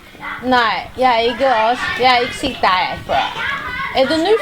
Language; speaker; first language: Danish; non-native, learner; Chinese